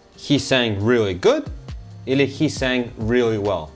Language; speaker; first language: English; native; English